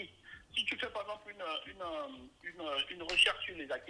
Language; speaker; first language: French; native; French